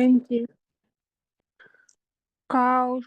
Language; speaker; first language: Chinese; non-native, learner; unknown